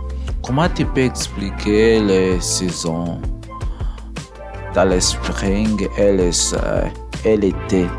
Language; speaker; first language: French; non-native, learner; English